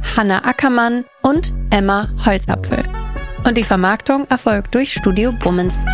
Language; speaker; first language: German; native; German